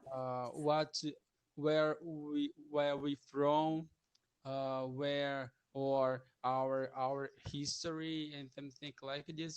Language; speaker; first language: English; non-native, learner; Portuguese